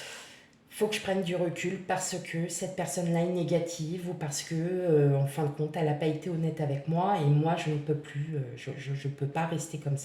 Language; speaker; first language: French; native; French